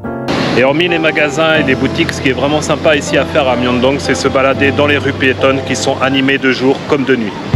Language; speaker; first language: French; native; French